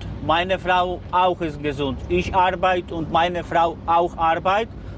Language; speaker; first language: German; non-native, learner; Polish